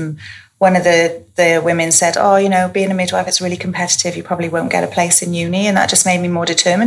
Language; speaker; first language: English; native; English